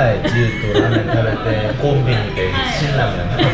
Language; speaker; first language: Japanese; non-native, learner; Korean